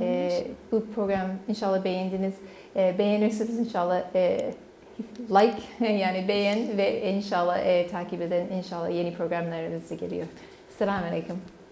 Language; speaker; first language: Turkish; non-native, learner; English